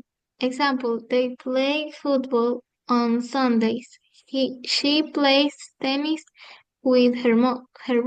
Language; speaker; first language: English; non-native, learner; Spanish